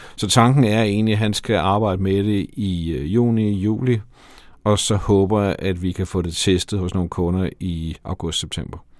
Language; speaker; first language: Danish; native; Danish